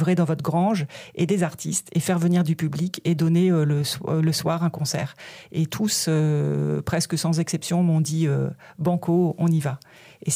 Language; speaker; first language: French; native; French